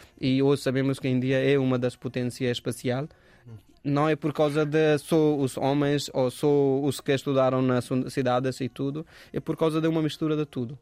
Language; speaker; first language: Portuguese; non-native, fluent; Hindi